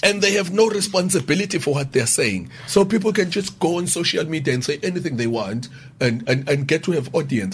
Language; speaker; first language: English; non-native, local second language; Zulu